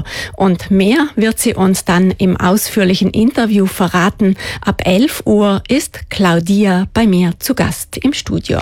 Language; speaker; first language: German; native; German